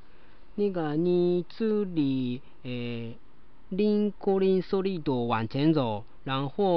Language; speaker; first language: Chinese; non-native, learner; Japanese